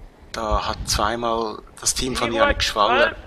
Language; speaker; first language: German; native; German